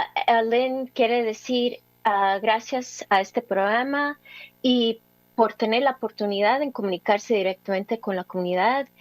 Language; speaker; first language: Spanish; early bilingual, heritage; English